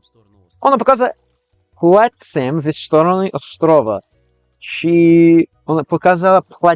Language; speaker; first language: Russian; non-native, learner; English